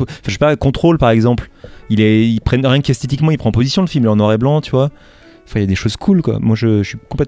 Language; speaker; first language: French; native; French